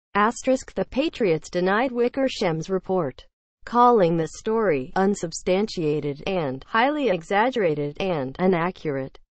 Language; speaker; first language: English; native; English